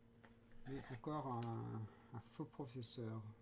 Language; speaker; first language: French; native; French